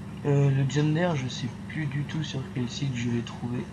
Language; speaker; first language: French; native; French